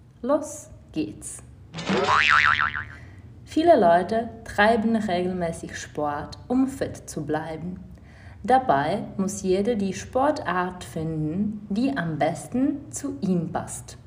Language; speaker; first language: German; non-native, fluent; Czech